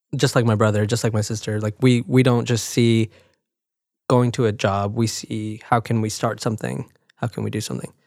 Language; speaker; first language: English; early bilingual, other home language; Spanish